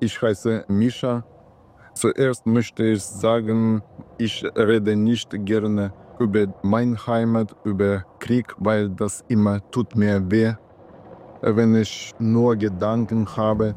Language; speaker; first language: German; non-native, learner; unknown